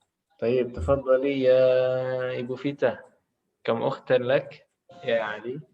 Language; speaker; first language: Arabic; non-native, fluent; Indonesian